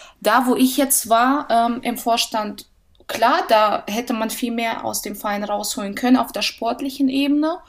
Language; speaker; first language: German; early bilingual, other home language; Russian